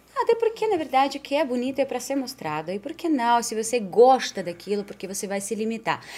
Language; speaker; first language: Portuguese; non-native, fluent; Spanish